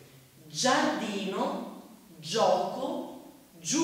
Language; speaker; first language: Italian; native; Italian